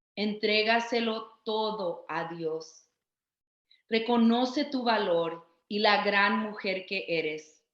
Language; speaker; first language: Spanish; early bilingual, other home language; English